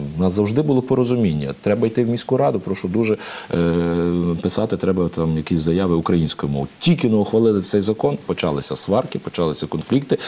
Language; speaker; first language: Ukrainian; native; Ukrainian